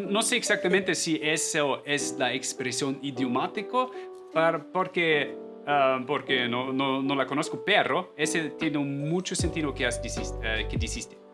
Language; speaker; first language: Spanish; non-native, fluent; German